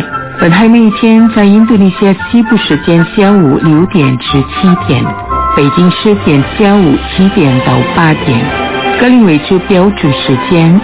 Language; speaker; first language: Chinese; non-native, fluent; Indonesian